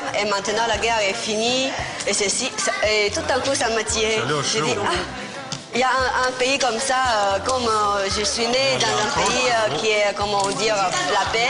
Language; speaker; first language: French; non-native, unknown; Chinese